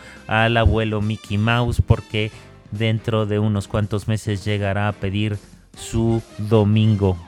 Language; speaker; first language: Spanish; native; Spanish